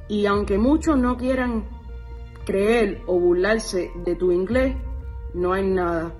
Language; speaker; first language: Spanish; early bilingual, heritage; Spanish